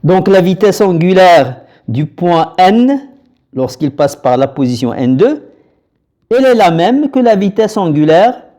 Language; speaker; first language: French; non-native, local second language; Arabic